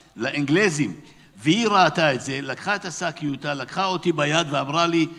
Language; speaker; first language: Hebrew; native; Hebrew